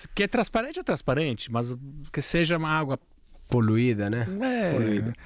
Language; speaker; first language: Portuguese; non-native, fluent; Italian